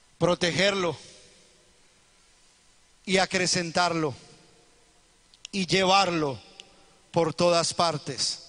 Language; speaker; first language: Spanish; native; Spanish